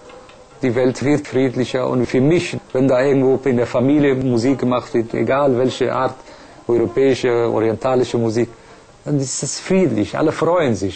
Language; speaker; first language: German; non-native, fluent; Persian